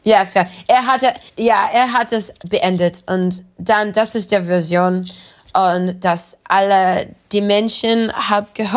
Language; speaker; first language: German; non-native, learner; English